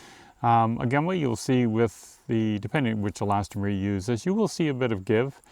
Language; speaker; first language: English; native; English